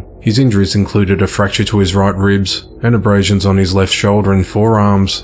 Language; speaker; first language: English; native; English